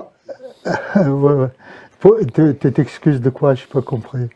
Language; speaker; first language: French; non-native, fluent; Arabic